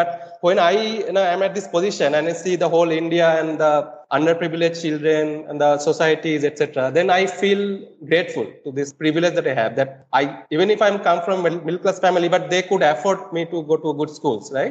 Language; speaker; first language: English; non-native, local second language; Bangla